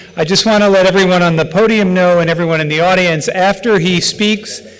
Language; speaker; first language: English; native; English